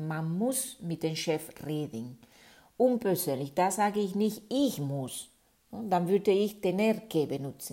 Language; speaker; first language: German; non-native, fluent; Spanish